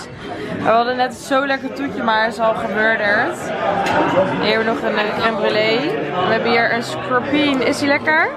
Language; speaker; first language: Dutch; native; Dutch